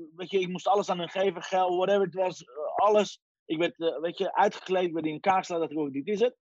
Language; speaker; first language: Dutch; early bilingual, other home language; Persian